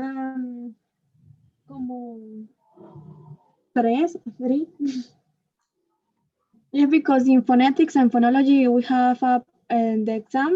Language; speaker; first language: English; non-native, learner; Spanish